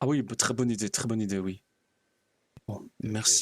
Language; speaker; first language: French; native; French